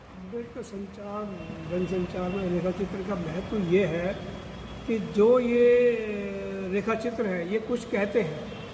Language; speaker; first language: Hindi; native; Hindi